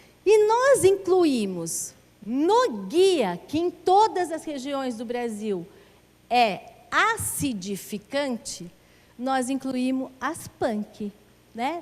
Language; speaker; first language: Portuguese; native; Portuguese